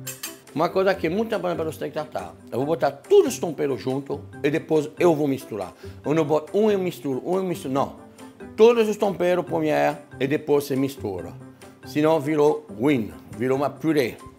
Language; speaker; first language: Portuguese; non-native, fluent; French